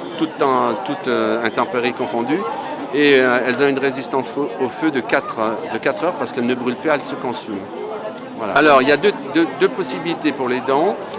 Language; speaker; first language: French; native; French